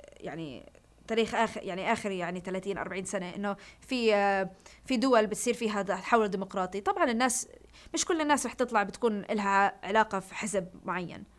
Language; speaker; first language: Arabic; early bilingual, heritage; Arabic